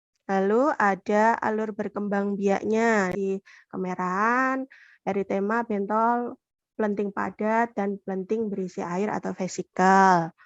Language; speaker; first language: Indonesian; native; Indonesian